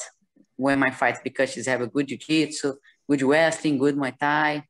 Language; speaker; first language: English; non-native, learner; Portuguese